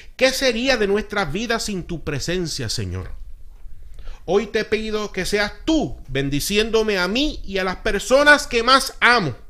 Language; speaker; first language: Spanish; early bilingual, heritage; Spanish